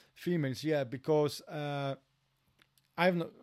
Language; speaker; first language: English; non-native, fluent; Polish